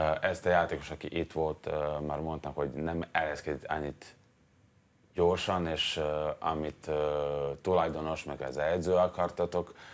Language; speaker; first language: Hungarian; non-native, learner; Serbian